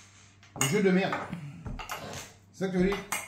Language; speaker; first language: French; native; French